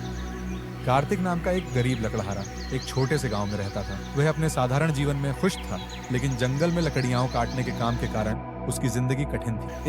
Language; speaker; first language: Hindi; native; Hindi